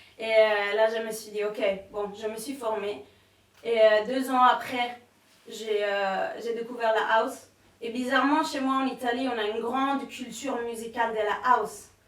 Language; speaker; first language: French; non-native, fluent; Italian